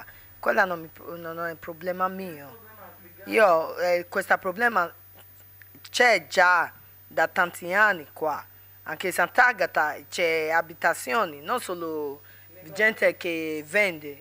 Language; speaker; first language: Italian; non-native, learner; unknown